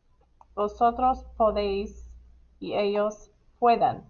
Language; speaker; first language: Spanish; non-native, fluent; English